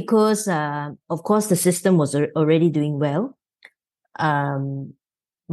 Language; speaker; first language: English; non-native, local second language; Chinese